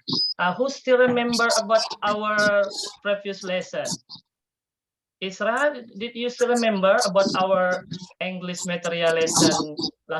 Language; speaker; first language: English; non-native, fluent; Indonesian